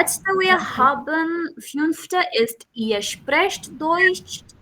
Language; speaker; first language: German; non-native, fluent; Urdu